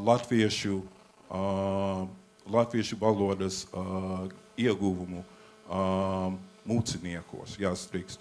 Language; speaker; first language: Latvian; non-native, fluent; English